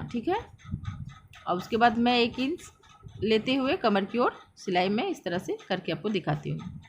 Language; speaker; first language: Hindi; native; Hindi